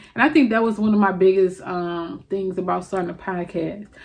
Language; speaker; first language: English; native; English